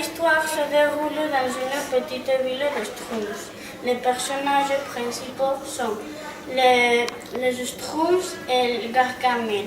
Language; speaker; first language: French; non-native, learner; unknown